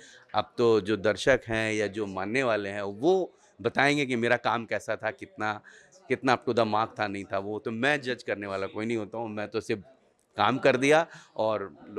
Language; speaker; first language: Hindi; native; Hindi